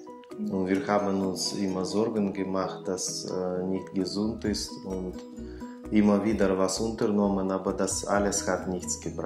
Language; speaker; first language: German; non-native, fluent; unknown